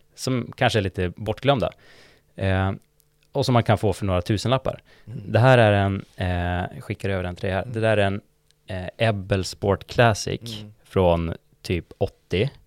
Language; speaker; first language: Swedish; native; Swedish